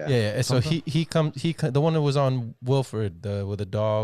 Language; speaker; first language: English; native; English